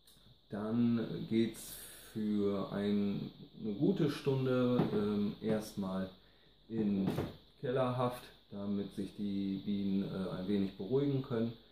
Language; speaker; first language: German; native; German